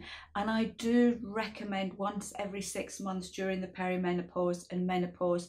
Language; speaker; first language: English; native; English